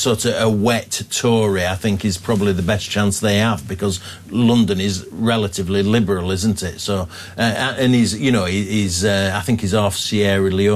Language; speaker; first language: English; native; English